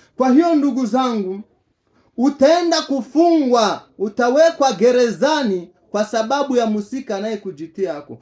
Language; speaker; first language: Swahili; native; Swahili